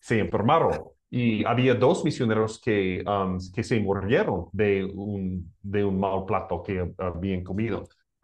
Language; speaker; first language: Spanish; non-native, learner; English